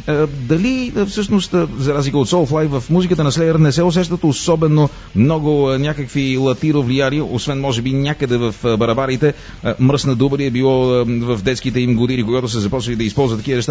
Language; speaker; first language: Bulgarian; native; Bulgarian